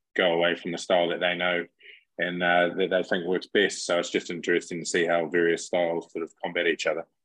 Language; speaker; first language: English; native; English